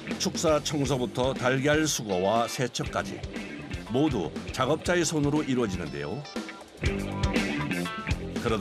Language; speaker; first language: Korean; native; Korean